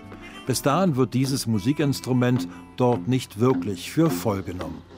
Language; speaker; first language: German; native; German